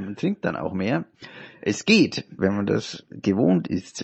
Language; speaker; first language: German; native; German